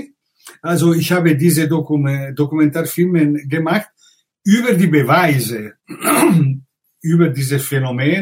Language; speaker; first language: German; non-native, fluent; Italian